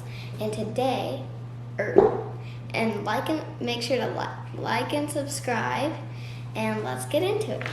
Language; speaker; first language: English; native; English